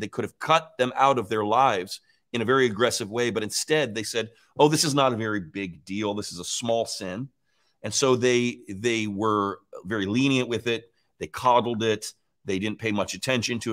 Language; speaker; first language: English; native; English